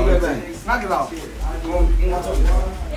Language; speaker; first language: English; native; English